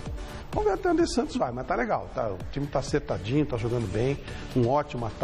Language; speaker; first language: Portuguese; native; Portuguese